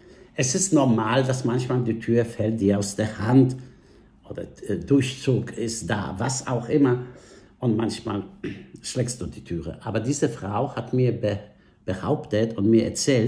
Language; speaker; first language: German; non-native, fluent; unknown